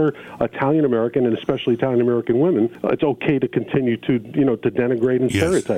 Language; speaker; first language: English; early bilingual, other home language; Sicilian